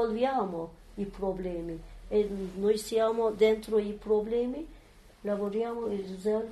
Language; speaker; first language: Italian; non-native, learner; Turkish